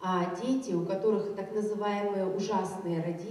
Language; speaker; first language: Russian; native; Russian